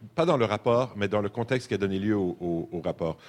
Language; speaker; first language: French; native; French